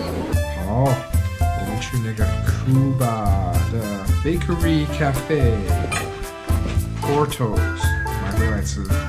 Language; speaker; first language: Chinese; non-native, fluent; English